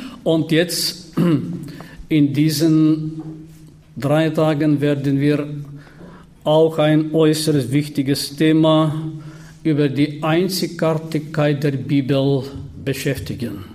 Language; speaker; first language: German; non-native, fluent; Bulgarian